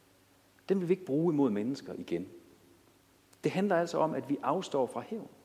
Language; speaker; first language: Danish; native; Danish